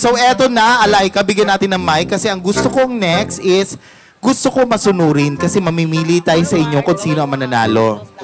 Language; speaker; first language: Filipino; non-native, local second language; Cebuano